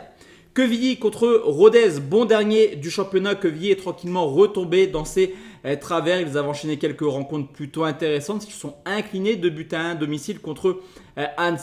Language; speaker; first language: French; native; French